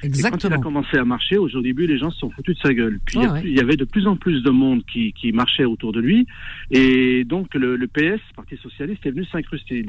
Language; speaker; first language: French; early bilingual, other home language; Arabic